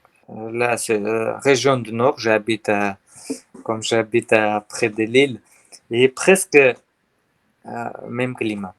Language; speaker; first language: French; non-native, learner; Armenian